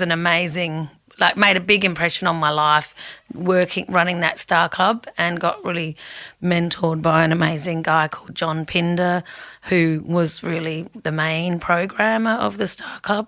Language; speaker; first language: English; native; English